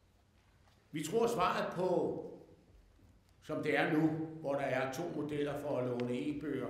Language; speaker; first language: Danish; native; Danish